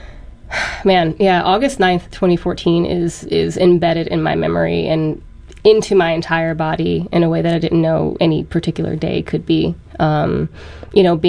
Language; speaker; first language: English; native; English